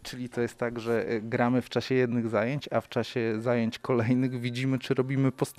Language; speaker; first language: Polish; native; Polish